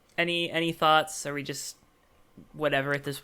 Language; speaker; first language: English; native; English